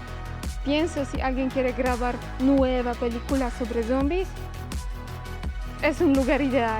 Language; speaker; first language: Spanish; non-native, learner; Polish